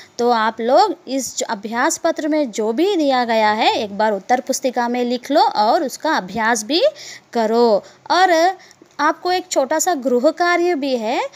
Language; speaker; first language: Hindi; non-native, local second language; Telugu